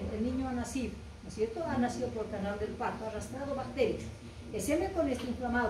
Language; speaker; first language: Spanish; native; Spanish